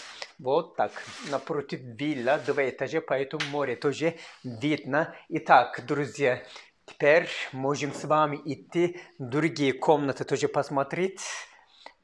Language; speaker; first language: Russian; non-native, learner; Turkish